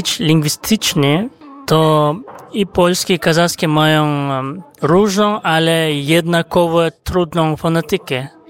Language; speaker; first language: Polish; non-native, fluent; Kazakh